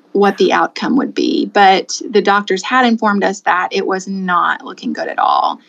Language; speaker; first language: English; native; English